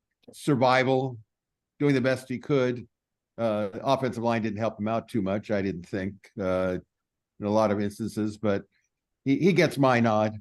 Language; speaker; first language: English; native; English